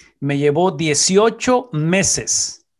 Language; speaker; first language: Spanish; native; Spanish